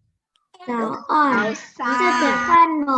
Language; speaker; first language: Chinese; non-native, learner; Indonesian